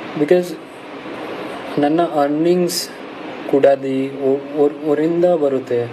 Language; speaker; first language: Kannada; non-native, local second language; Hindi